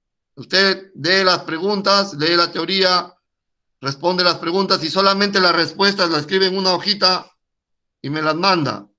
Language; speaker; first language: Spanish; native; Spanish